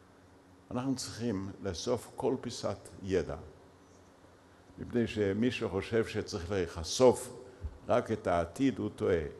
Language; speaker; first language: Hebrew; early bilingual, other home language; Yiddish